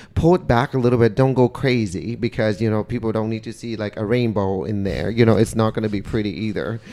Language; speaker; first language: English; non-native, fluent; Vietnamese